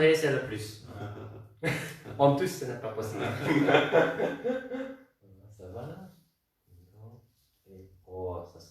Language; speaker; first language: French; non-native, learner; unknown